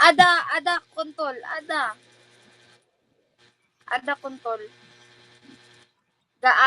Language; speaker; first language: Indonesian; non-native, learner; Filipino